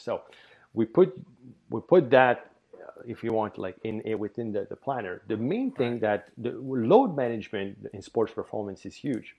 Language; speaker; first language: English; non-native, fluent; French